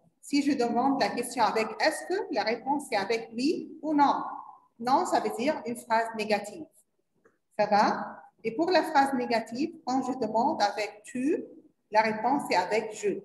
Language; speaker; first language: French; non-native, learner; Arabic